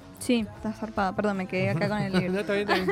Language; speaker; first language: Spanish; native; Spanish